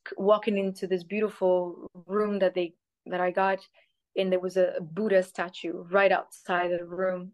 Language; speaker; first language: English; early bilingual, other home language; Spanish